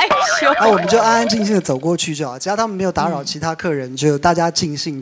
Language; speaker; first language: Chinese; native; Chinese